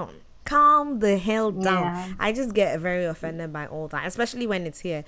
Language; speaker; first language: English; non-native, local second language; Yoruba